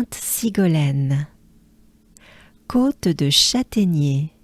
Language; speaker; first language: French; native; French